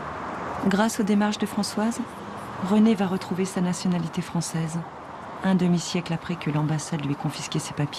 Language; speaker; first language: French; native; French